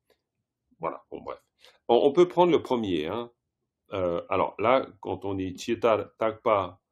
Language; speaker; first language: French; native; French